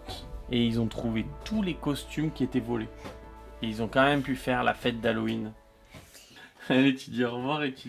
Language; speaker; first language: French; native; French